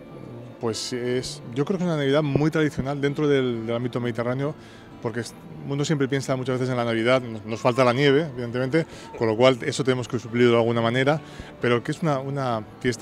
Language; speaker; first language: Spanish; native; Spanish